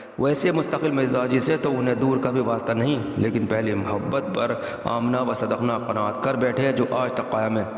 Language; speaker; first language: Urdu; native; Urdu